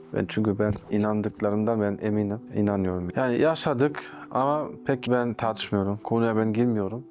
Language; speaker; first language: Turkish; non-native, fluent; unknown